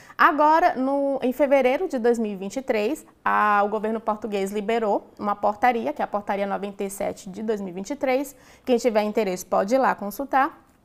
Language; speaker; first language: Portuguese; native; Portuguese